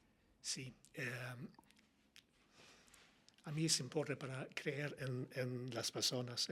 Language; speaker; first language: Spanish; non-native, learner; Swedish